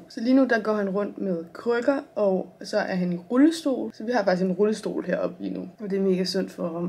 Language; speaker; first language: Danish; native; Danish